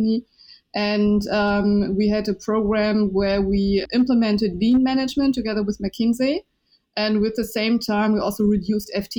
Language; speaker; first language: English; non-native, fluent; Chinese